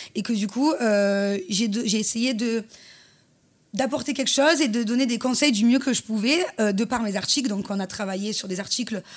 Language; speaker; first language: French; native; French